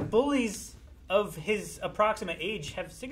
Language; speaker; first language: English; native; English